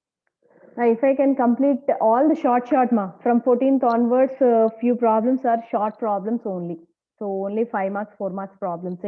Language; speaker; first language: English; non-native, local second language; Telugu